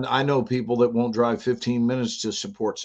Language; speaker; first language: English; native; English